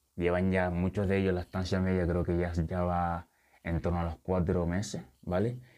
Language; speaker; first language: Spanish; early bilingual, other home language; Wolof